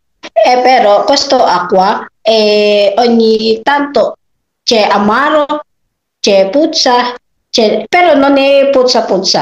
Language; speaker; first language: Italian; non-native, learner; Filipino